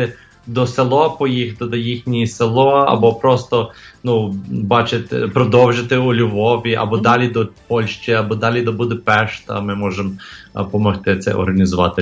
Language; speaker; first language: Ukrainian; early bilingual, heritage; English